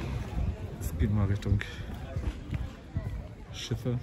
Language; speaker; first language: German; native; German